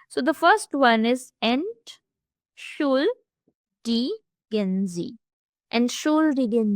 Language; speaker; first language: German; non-native, fluent; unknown